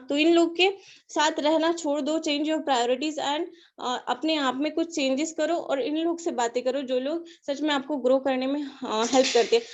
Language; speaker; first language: Hindi; non-native, local second language; Marathi